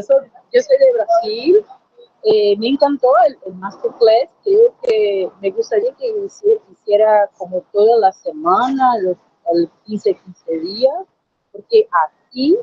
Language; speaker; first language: Spanish; non-native, learner; Portuguese